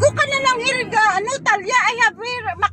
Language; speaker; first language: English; non-native, learner; Filipino